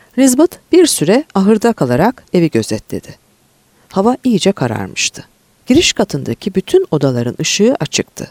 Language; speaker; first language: Turkish; native; Turkish